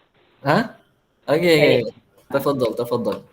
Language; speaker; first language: Arabic; non-native, fluent; Malay